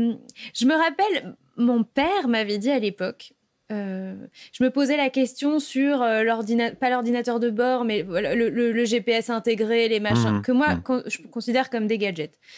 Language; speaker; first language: French; native; French